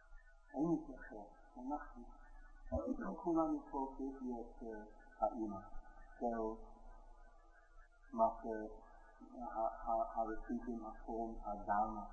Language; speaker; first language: Hebrew; non-native, fluent; English